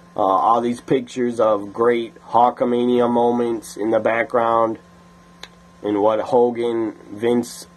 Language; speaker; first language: English; native; English